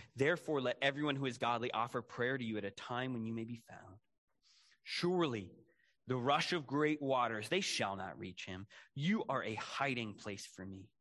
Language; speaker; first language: English; native; English